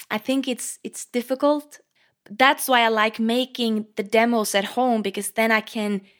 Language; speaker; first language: English; non-native, fluent; Norwegian